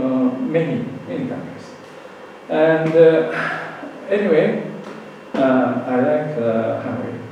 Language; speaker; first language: English; non-native, learner; Japanese